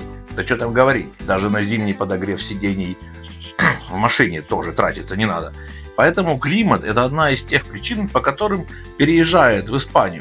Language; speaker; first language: Russian; native; Russian